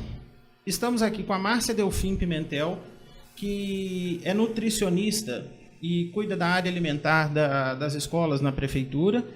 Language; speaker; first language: Portuguese; native; Portuguese